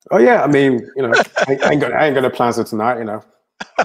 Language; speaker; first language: English; native; English